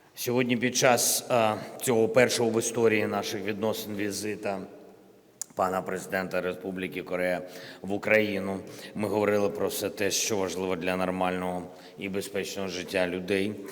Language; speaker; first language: Ukrainian; non-native, local second language; Russian